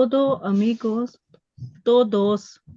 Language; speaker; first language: Spanish; non-native, learner; Urdu